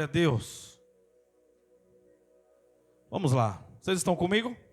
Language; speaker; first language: Portuguese; native; Portuguese